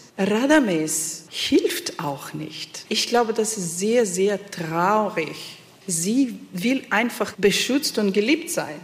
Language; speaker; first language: German; non-native, fluent; Russian